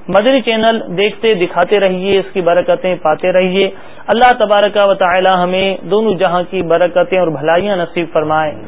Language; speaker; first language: Urdu; native; Urdu